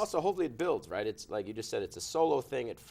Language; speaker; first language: English; native; English